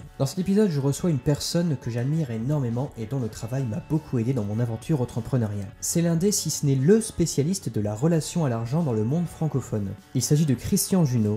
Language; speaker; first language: French; native; French